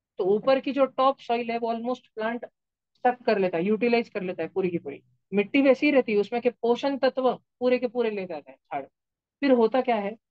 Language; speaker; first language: Hindi; non-native, local second language; Marathi